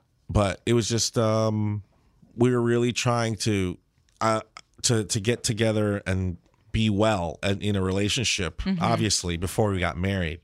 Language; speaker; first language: English; early bilingual, other home language; Spanish